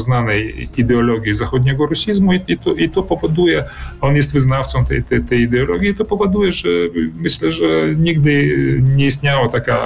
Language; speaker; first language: Polish; early bilingual, heritage; Polish